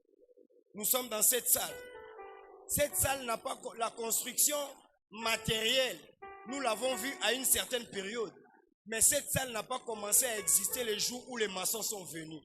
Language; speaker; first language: French; non-native, local second language; Lingala